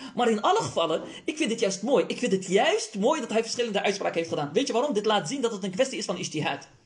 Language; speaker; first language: Dutch; early bilingual, other home language; Arabic